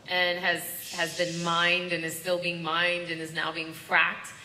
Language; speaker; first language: English; native; English